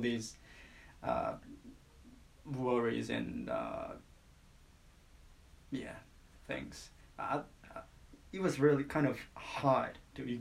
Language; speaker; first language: English; non-native, fluent; Japanese